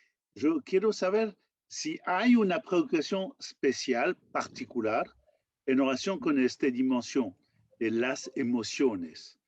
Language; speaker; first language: Spanish; non-native, fluent; French